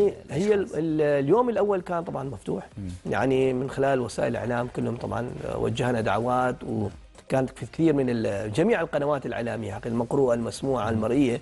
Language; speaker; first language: Arabic; native; Arabic